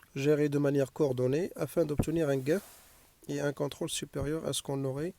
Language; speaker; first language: French; non-native, local second language; Arabic